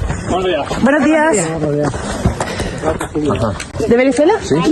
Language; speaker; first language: Spanish; native; Spanish